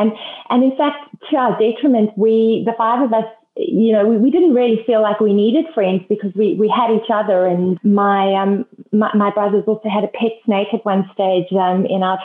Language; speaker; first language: English; native; English